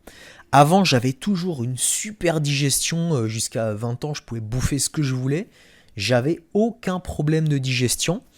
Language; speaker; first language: French; native; French